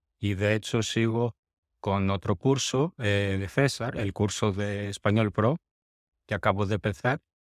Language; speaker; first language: Spanish; non-native, fluent; Greek